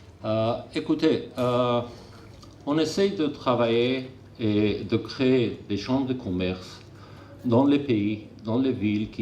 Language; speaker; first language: French; non-native, learner; Armenian